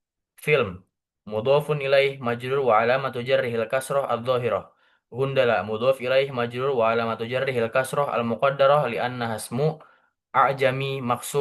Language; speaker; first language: Arabic; non-native, learner; Indonesian